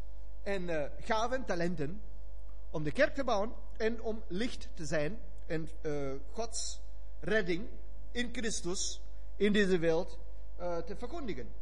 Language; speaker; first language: Dutch; non-native, fluent; German